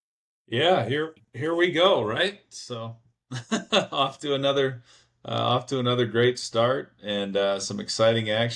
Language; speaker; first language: English; native; English